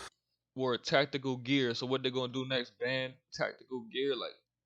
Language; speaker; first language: English; native; English